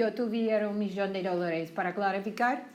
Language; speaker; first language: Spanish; non-native, fluent; English